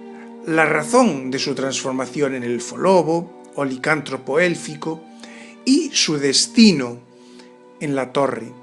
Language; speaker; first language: Spanish; native; Spanish